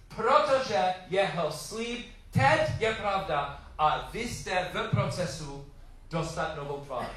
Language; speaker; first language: Czech; non-native, learner; English